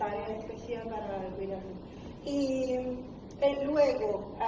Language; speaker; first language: Spanish; non-native, learner; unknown